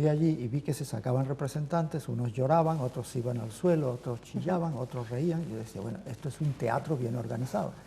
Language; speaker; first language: Spanish; native; Spanish